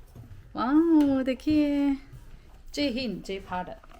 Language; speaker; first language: Hindi; non-native, fluent; Chinese